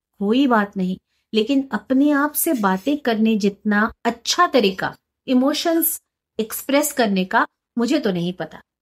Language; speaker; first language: Hindi; non-native, local second language; Marathi